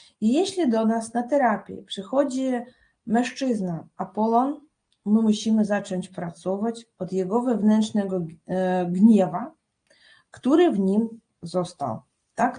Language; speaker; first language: Polish; non-native, fluent; Russian